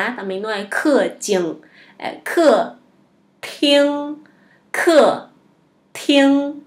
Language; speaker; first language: Portuguese; non-native, fluent; Chinese